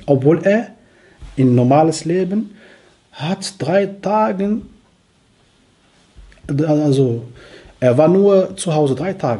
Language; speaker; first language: German; non-native, fluent; Arabic